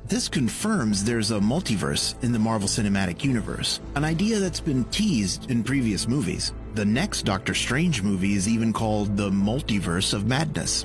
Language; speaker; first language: English; native; English